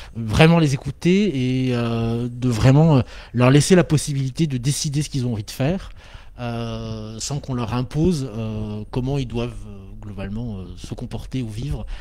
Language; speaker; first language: French; native; French